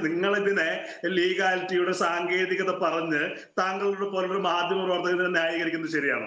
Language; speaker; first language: Malayalam; native; Malayalam